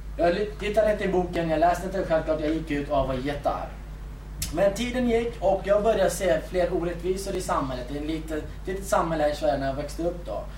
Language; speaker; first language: Swedish; early bilingual, other home language; Kurdish